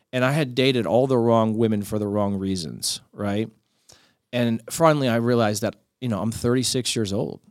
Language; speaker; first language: English; native; English